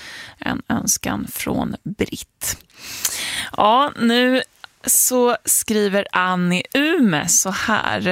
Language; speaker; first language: Swedish; native; Swedish